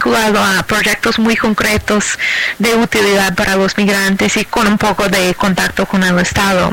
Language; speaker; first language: Spanish; non-native, fluent; English